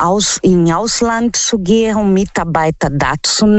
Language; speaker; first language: German; non-native, fluent; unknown